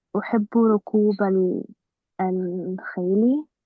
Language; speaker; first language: Arabic; non-native, learner; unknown